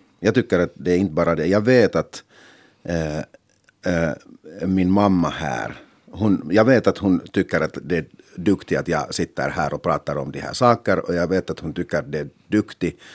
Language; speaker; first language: Swedish; non-native, local second language; Finnish